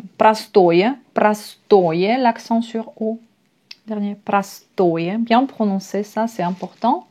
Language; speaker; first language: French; non-native, fluent; Russian